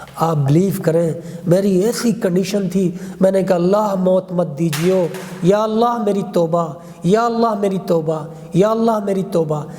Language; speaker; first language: Urdu; non-native, local second language; Pashto